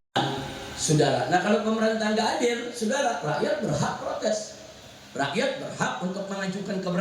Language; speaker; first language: Indonesian; native; Indonesian